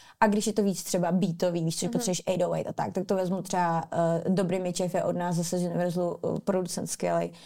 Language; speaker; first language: Czech; early bilingual, other home language; Armenian